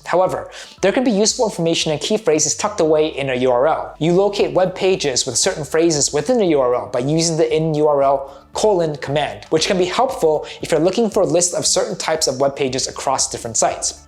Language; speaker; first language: English; native; English